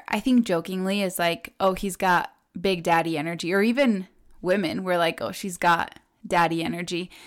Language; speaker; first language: English; early bilingual, other home language; Spanish